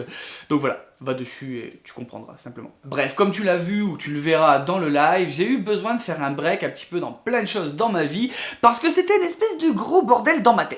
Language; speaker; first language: French; native; French